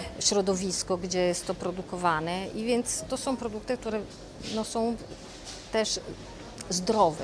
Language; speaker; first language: Polish; native; Polish